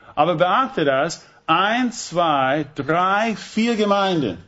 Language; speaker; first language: German; non-native, fluent; English